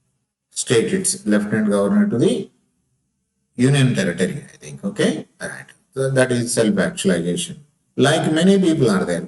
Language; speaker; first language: English; non-native, local second language; Telugu